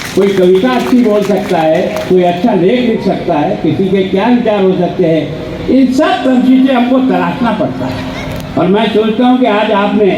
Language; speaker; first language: Hindi; native; Hindi